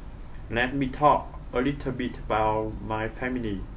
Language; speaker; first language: English; non-native, learner; Vietnamese